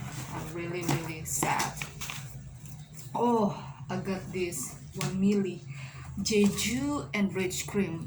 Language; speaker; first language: English; non-native, learner; Indonesian